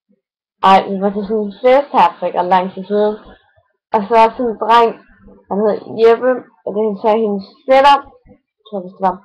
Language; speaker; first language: Danish; native; Danish